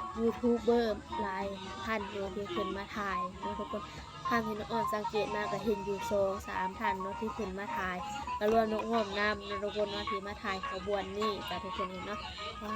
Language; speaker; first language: Thai; non-native, local second language; Lao